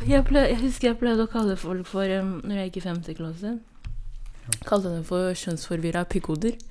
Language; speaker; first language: Norwegian; early bilingual, other home language; Kurdish